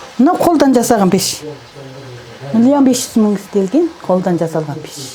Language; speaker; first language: Kazakh; native; Kazakh